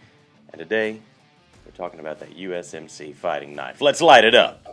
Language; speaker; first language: English; native; English